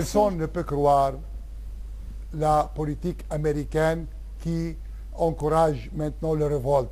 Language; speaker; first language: French; non-native, local second language; Arabic